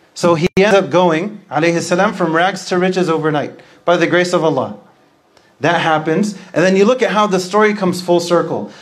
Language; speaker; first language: English; native; English